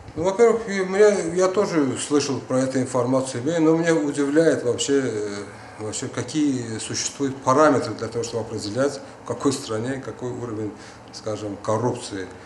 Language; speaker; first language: Russian; non-native, local second language; Azerbaijani